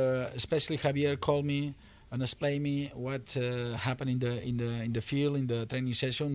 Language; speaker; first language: English; non-native, learner; Spanish